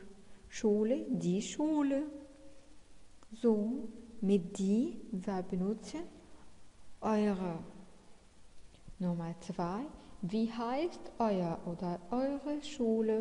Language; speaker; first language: German; non-native, fluent; Arabic